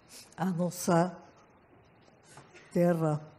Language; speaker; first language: Portuguese; non-native, fluent; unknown